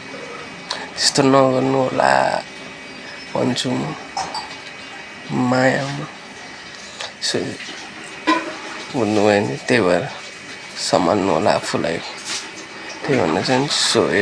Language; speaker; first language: Nepali; native; Nepali